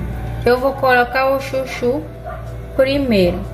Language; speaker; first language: Portuguese; non-native, fluent; Haitian Creole